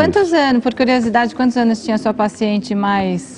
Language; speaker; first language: Portuguese; native; Portuguese